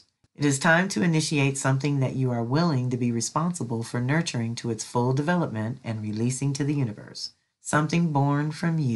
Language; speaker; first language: English; native; English